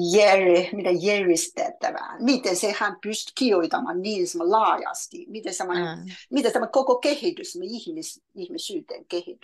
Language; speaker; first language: Finnish; non-native, learner; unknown